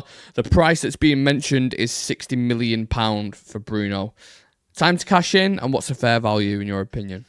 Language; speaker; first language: English; native; English